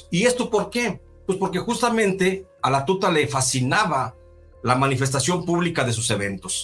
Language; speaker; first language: Spanish; native; Spanish